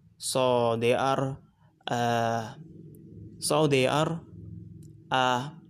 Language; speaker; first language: English; non-native, learner; Indonesian